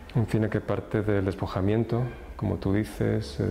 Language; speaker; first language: Spanish; native; Spanish